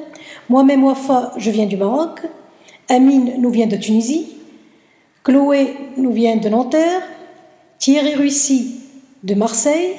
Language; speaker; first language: French; non-native, local second language; Arabic